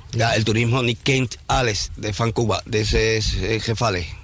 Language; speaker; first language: Dutch; non-native, learner; Spanish